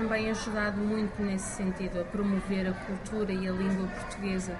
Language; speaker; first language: Portuguese; native; Portuguese